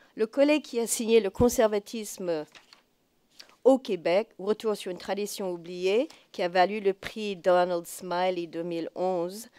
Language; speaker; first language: French; non-native, fluent; English